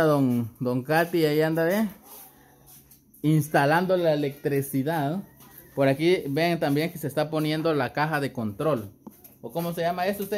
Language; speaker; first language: Spanish; native; Spanish